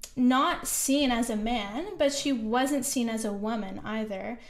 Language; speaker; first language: English; native; English